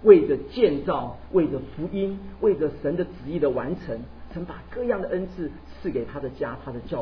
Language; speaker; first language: Chinese; native; Chinese